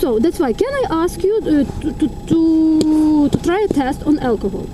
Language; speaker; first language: English; non-native, learner; Ukrainian